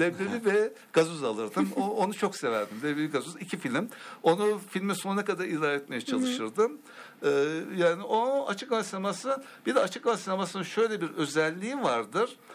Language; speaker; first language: Turkish; native; Turkish